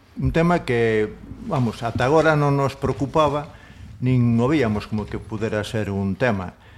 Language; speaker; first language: Galician; non-native, local second language; Spanish